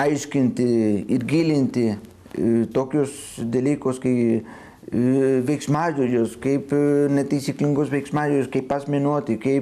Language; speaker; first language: Lithuanian; non-native, fluent; Spanish